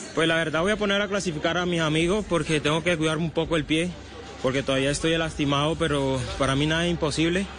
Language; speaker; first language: Spanish; native; Spanish